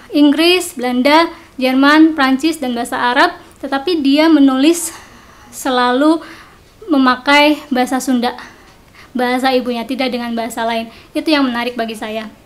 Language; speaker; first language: Indonesian; non-native, local second language; Sundanese